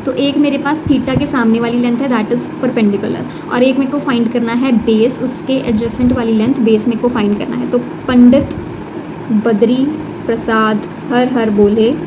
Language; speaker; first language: Hindi; native; Hindi